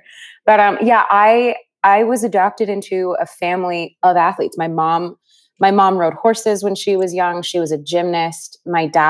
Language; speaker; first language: English; native; English